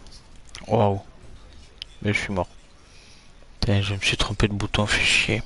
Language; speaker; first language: French; native; French